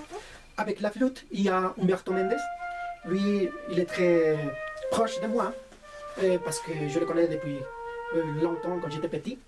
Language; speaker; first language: French; non-native, fluent; Spanish